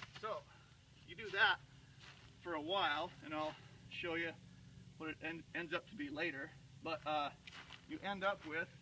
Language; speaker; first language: English; native; English